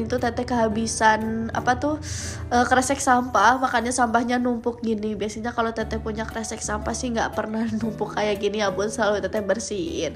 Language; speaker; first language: Indonesian; non-native, local second language; Sundanese